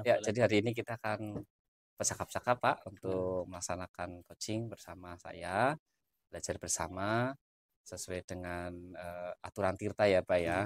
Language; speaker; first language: Indonesian; native; Indonesian